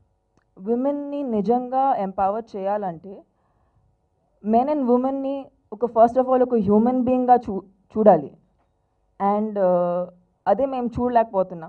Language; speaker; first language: Telugu; non-native, fluent; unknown